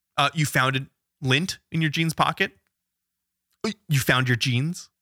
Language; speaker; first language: English; native; English